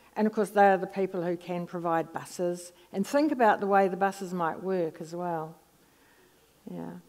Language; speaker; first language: English; native; English